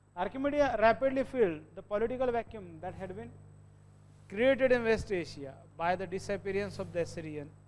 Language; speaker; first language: English; non-native, local second language; Marathi